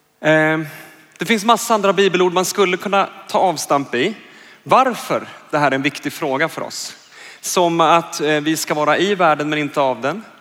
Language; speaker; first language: Swedish; native; Swedish